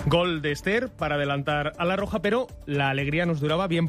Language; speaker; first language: Spanish; native; Spanish